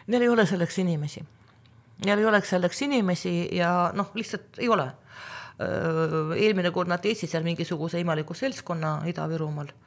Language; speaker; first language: Estonian; non-native, local second language; Russian